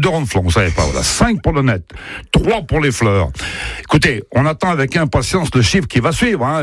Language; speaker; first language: French; native; French